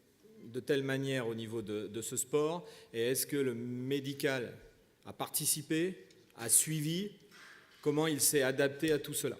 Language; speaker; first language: French; native; French